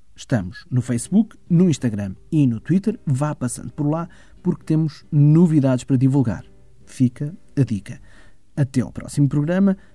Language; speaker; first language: Portuguese; early bilingual, heritage; German